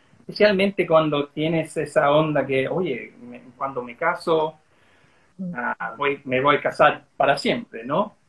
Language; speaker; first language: Spanish; early bilingual, heritage; Spanish